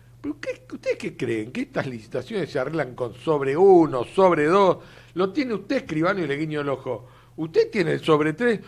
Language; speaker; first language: Spanish; native; Spanish